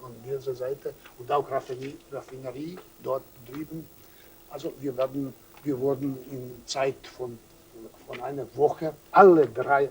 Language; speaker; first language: German; non-native, fluent; Serbian